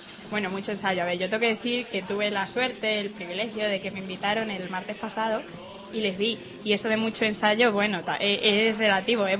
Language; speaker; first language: Spanish; native; Spanish